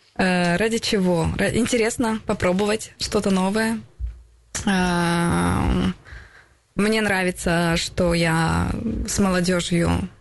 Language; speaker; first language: Russian; native; Russian